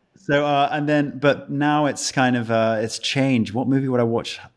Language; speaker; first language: English; native; English